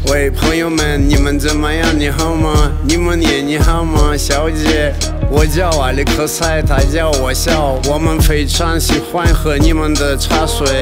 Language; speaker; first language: Chinese; non-native, learner; Russian